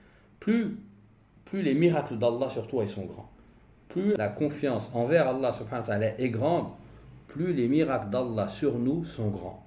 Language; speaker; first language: French; native; French